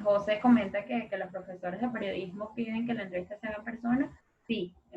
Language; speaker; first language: Spanish; native; Spanish